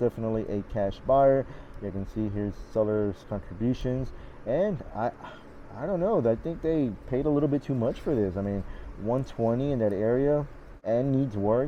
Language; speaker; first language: English; native; English